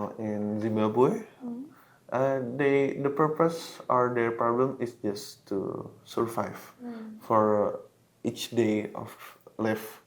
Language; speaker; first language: English; non-native, local second language; Indonesian